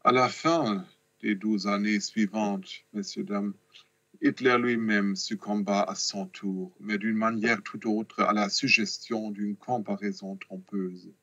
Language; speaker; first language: French; non-native, fluent; German